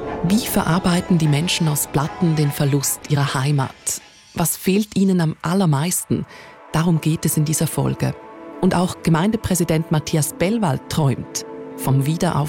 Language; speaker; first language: German; native; German